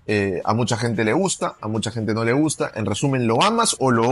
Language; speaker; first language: Spanish; native; Spanish